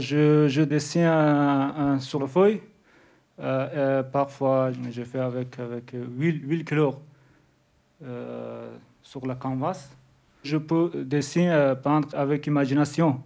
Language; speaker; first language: French; non-native, learner; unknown